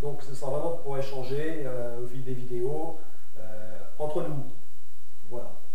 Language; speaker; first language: French; native; French